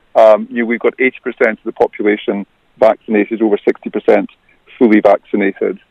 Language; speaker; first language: English; native; English